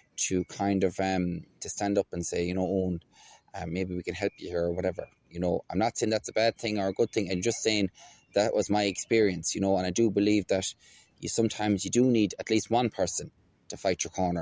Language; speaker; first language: English; native; English